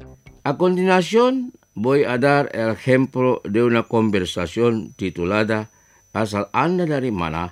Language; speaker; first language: Spanish; non-native, fluent; Indonesian